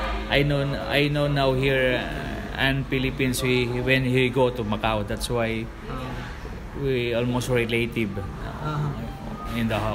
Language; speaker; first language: English; non-native, local second language; Filipino